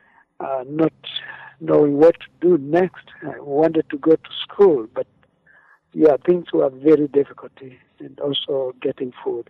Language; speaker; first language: English; non-native, local second language; Kamba